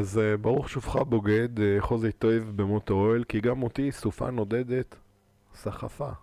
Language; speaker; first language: Hebrew; native; Hebrew